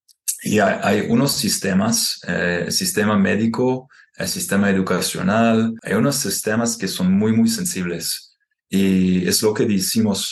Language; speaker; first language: Spanish; non-native, fluent; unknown